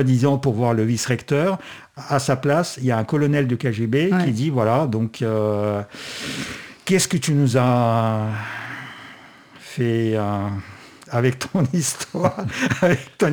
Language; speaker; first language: French; non-native, fluent; Russian